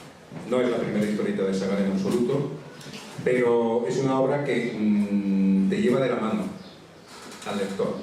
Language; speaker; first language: Spanish; native; Spanish